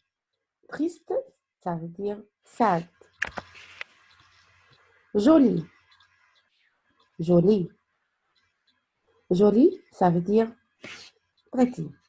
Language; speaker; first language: French; non-native, fluent; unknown